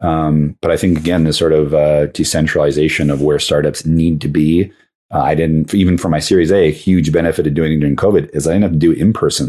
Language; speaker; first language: English; native; English